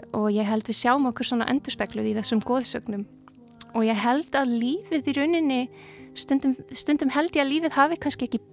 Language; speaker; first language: Icelandic; non-native, fluent; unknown